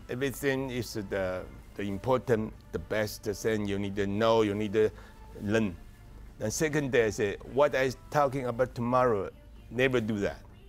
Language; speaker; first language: English; non-native, learner; Chinese